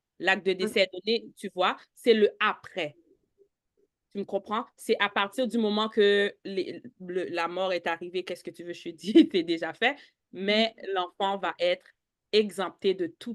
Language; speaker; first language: French; native; French